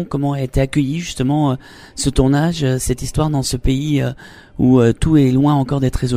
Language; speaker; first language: French; native; French